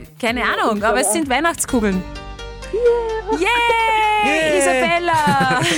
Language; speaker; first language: German; native; German